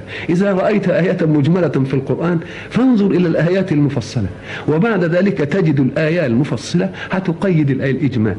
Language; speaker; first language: Arabic; native; Arabic